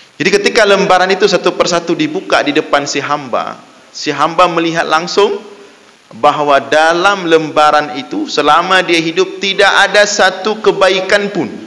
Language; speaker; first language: Malay; non-native, local second language; Achinese